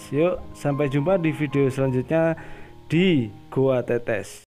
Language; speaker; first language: Indonesian; native; Indonesian